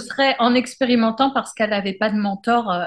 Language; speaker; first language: French; native; French